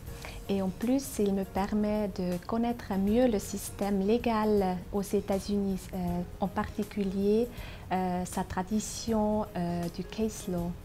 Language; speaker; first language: French; non-native, local second language; German